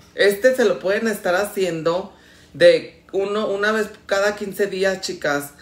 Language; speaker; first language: Spanish; native; Spanish